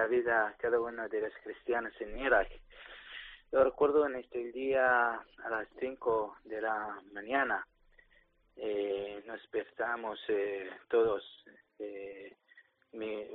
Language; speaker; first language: Spanish; non-native, learner; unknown